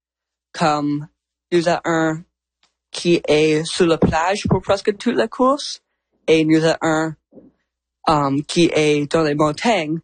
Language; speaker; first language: French; non-native, learner; English